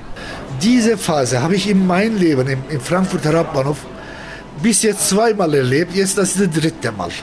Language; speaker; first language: German; non-native, fluent; Turkish